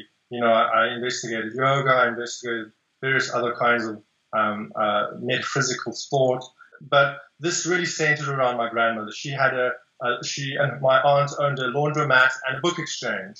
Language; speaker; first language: English; native; English